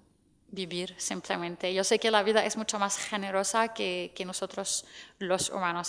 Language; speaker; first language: Spanish; non-native, fluent; Arabic